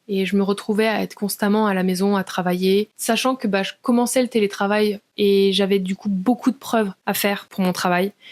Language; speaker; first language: French; native; French